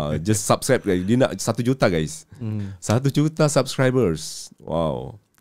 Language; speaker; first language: Malay; native; Malay